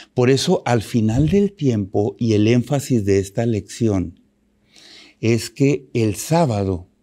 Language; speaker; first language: Spanish; native; Spanish